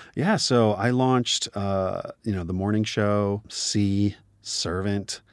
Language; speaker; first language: English; native; English